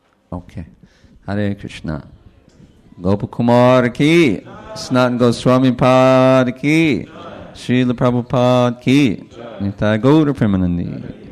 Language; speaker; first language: Russian; non-native, learner; English